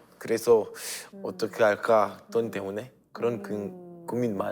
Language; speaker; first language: Korean; non-native, fluent; French